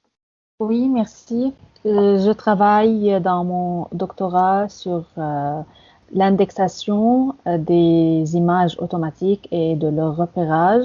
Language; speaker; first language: French; non-native, fluent; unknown